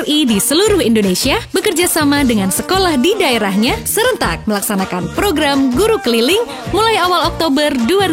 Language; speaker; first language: Indonesian; native; Indonesian